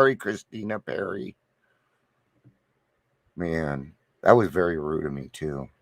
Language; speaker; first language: English; native; English